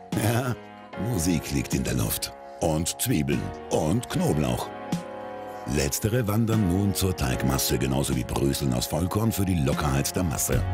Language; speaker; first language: German; native; German